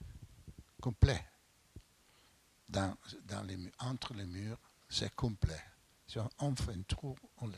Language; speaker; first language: French; non-native, fluent; Italian